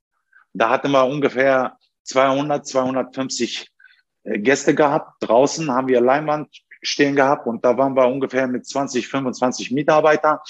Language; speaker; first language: German; non-native, learner; Turkish